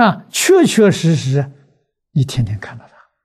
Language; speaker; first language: Chinese; native; Chinese